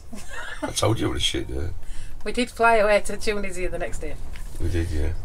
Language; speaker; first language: English; native; English